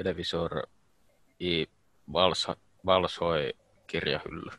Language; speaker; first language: Russian; non-native, learner; Finnish